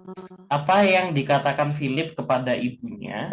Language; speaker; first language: Indonesian; native; Indonesian